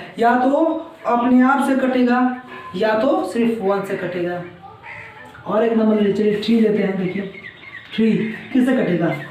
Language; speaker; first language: Hindi; native; Hindi